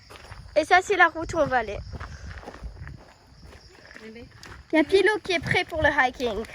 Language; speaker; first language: French; early bilingual, heritage; French